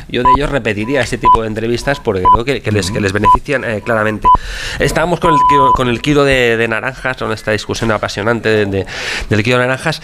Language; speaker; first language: Spanish; non-native, local second language; Catalan